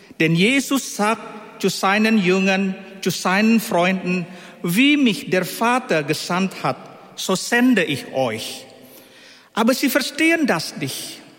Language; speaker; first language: German; non-native, fluent; Indonesian